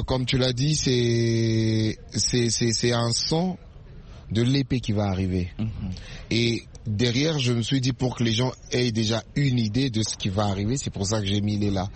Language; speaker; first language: French; non-native, local second language; Swahili